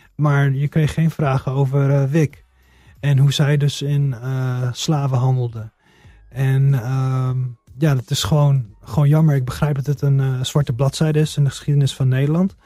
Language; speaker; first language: Dutch; early bilingual, heritage; Dutch